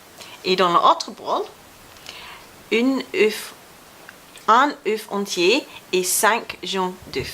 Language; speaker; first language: French; non-native, fluent; English